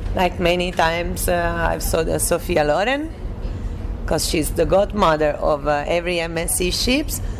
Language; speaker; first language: English; non-native, fluent; Italian